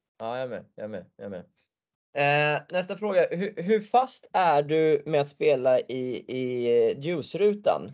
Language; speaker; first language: Swedish; native; Swedish